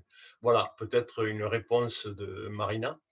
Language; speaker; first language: French; native; French